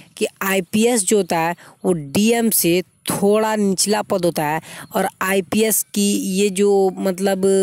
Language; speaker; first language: Hindi; native; Hindi